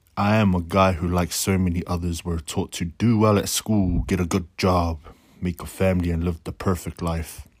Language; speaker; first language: English; native; English